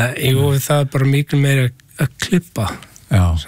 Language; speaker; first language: Icelandic; non-native, learner; English